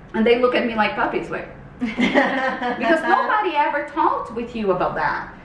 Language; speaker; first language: English; non-native, fluent; Portuguese